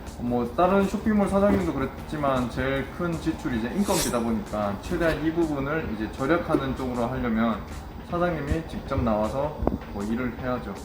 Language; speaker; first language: Korean; native; Korean